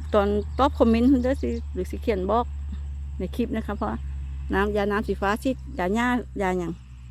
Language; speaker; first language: Thai; native; Thai